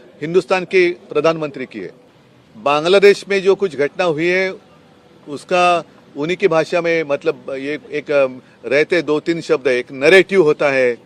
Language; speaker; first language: Hindi; non-native, local second language; Marathi